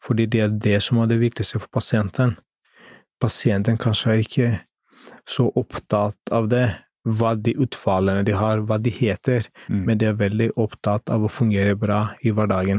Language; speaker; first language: Norwegian; non-native, fluent; Greek